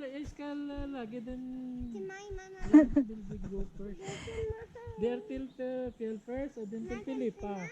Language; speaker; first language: Norwegian; early bilingual, other home language; Filipino